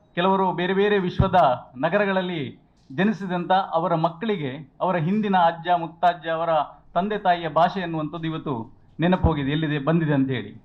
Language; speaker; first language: Kannada; native; Kannada